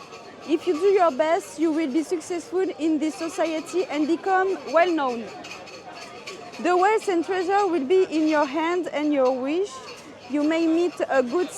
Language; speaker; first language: English; non-native, learner; French